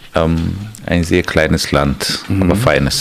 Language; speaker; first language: German; non-native, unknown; Armenian